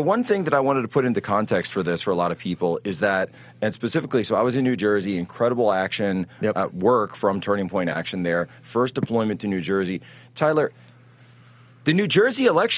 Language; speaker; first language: English; native; English